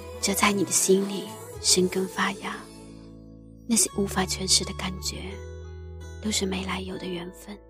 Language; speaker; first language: Chinese; native; Chinese